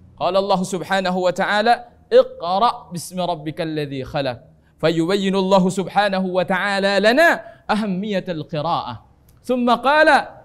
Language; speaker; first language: Arabic; non-native, fluent; Indonesian